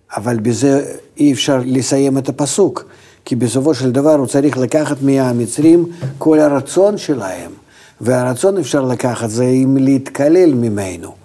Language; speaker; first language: Hebrew; non-native, fluent; Russian